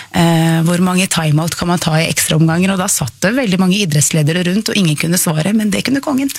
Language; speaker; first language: Norwegian; native; Norwegian